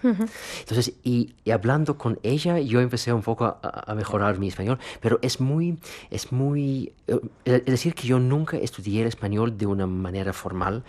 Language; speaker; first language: Spanish; non-native, fluent; Russian